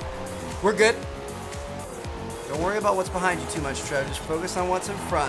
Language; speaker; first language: English; native; English